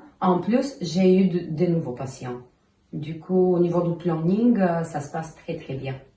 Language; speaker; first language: French; non-native, fluent; Bulgarian